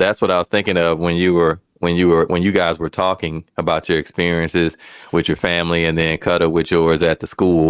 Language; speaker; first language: English; native; English